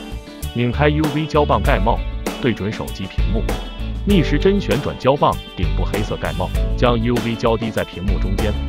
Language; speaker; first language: Chinese; native; Chinese